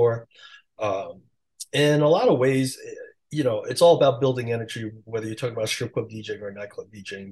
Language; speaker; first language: English; early bilingual, other home language; Chinese